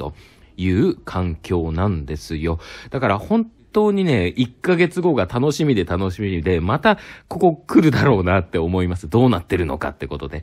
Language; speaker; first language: Japanese; native; Japanese